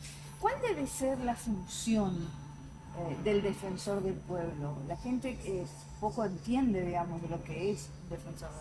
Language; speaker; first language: Spanish; native; Spanish